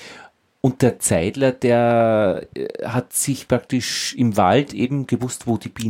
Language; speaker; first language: German; native; German